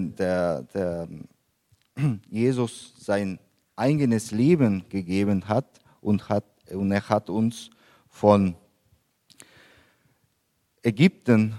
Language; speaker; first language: German; non-native, fluent; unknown